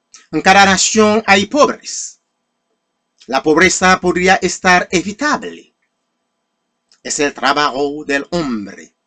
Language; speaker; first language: Spanish; non-native, fluent; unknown